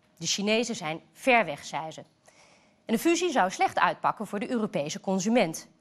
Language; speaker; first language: Dutch; native; Dutch